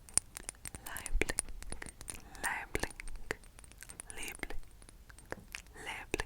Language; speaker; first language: German; non-native, learner; English